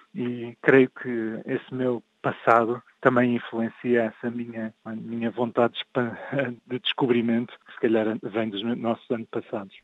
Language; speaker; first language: Portuguese; early bilingual, other home language; English